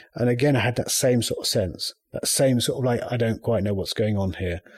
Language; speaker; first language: English; native; English